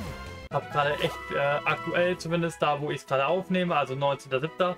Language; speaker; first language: German; native; German